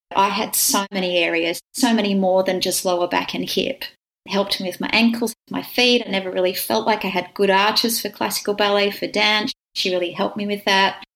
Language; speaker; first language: English; native; English